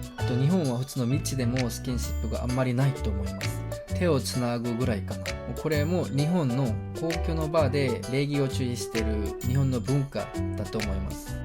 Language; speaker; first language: Japanese; non-native, fluent; Korean